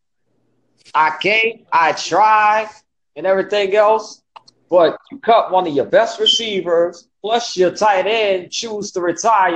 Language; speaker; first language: English; native; English